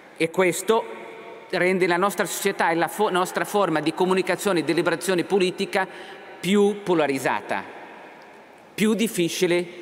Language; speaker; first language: Italian; non-native, fluent; Portuguese